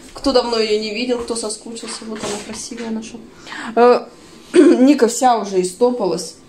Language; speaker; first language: Russian; native; Russian